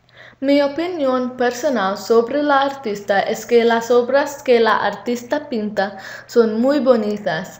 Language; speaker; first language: Spanish; non-native, learner; English